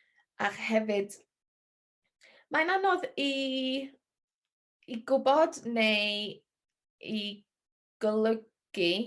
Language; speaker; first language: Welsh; non-native, learner; English